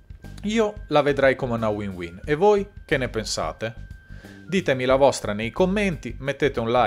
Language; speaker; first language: Italian; native; Italian